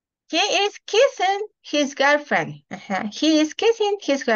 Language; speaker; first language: English; non-native, fluent; Spanish